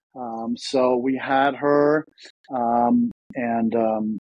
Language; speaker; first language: English; early bilingual, other home language; Russian